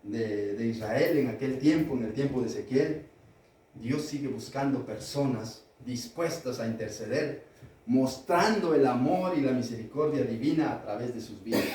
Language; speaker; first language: Spanish; native; Spanish